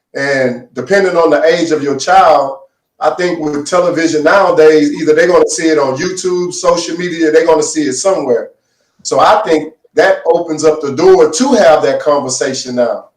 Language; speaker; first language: English; native; English